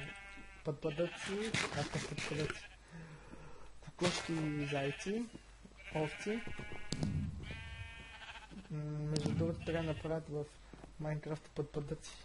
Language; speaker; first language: Bulgarian; native; Bulgarian